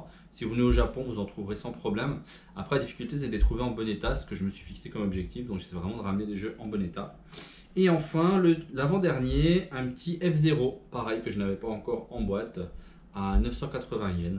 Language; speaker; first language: French; native; French